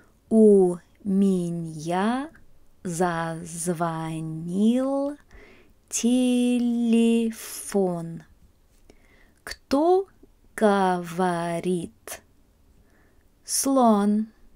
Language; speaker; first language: Russian; non-native, fluent; English